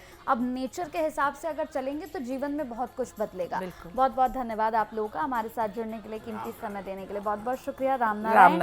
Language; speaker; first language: Hindi; native; Hindi